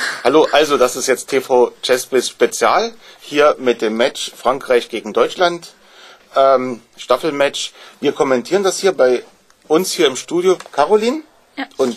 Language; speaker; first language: German; native; German